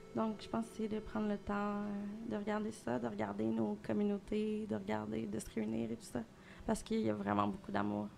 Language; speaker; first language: French; native; French